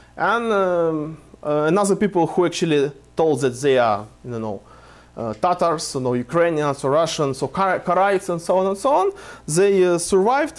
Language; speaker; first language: English; non-native, fluent; Ukrainian